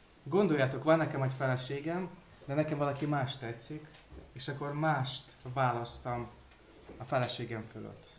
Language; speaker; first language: Hungarian; non-native, learner; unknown